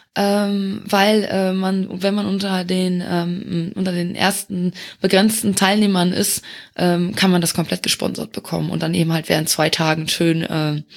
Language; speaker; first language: German; non-native, local second language; Luxembourgish